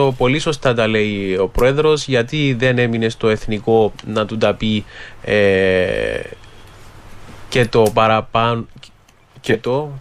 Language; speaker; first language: Greek; native; Greek